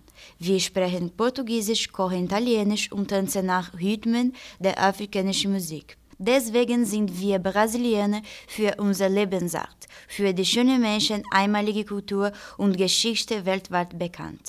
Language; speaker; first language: German; non-native, fluent; Portuguese